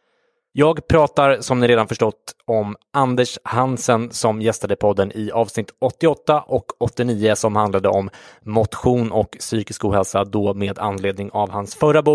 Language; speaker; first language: Swedish; native; Swedish